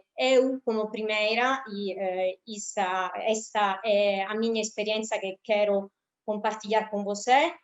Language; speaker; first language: Portuguese; non-native, fluent; Italian